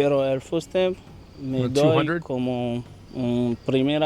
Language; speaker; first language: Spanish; non-native, learner; Haitian Creole